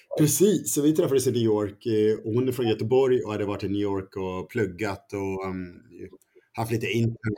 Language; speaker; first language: Swedish; early bilingual, other home language; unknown